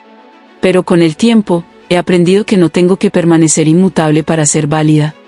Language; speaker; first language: Spanish; native; Spanish